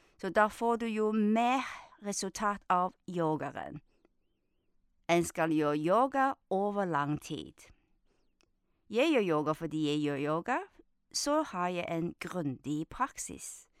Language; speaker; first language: Norwegian; non-native, fluent; Chinese